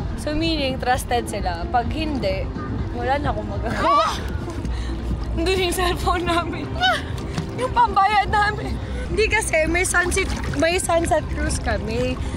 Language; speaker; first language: Filipino; non-native, local second language; Cebuano